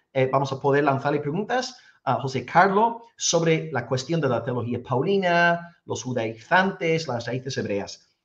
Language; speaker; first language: Spanish; non-native, fluent; English